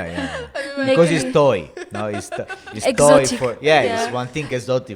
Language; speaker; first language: English; non-native, learner; Italian